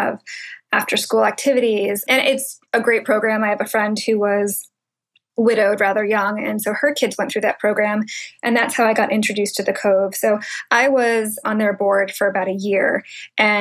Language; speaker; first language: English; native; English